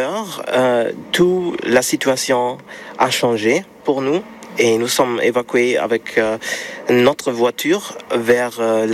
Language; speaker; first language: French; non-native, learner; German